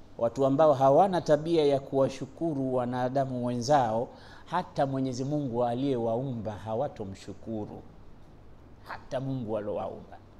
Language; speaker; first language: Swahili; native; Swahili